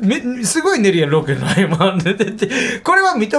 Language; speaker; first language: Japanese; native; Japanese